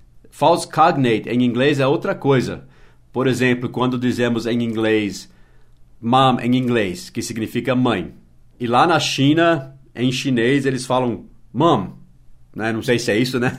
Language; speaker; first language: Portuguese; non-native, fluent; English